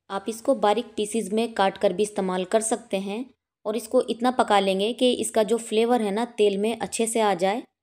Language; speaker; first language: Hindi; native; Hindi